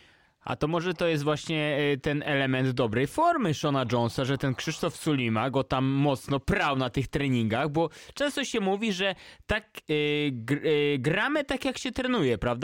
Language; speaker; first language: Polish; native; Polish